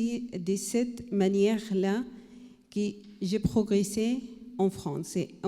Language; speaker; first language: French; non-native, learner; Arabic